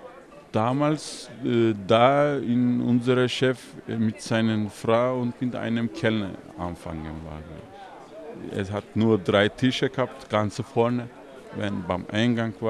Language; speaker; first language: German; non-native, learner; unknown